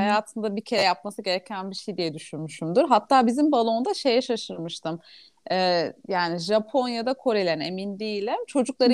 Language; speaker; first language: Turkish; native; Turkish